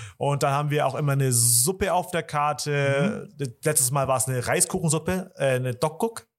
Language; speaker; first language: German; early bilingual, other home language; Vietnamese